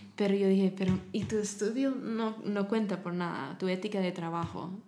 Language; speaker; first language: Spanish; non-native, fluent; English